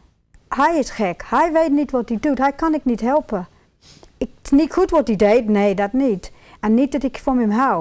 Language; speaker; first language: Dutch; non-native, fluent; English